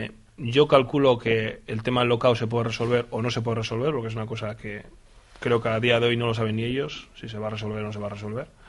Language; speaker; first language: Spanish; native; Spanish